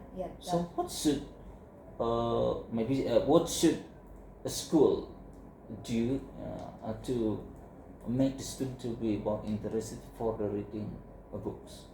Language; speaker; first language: English; non-native, learner; Indonesian